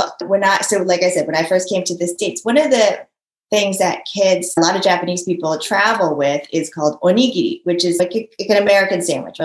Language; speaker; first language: English; early bilingual, other home language; Japanese